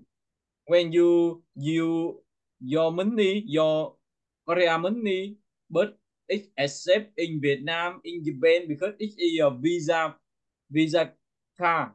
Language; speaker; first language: English; non-native, learner; Vietnamese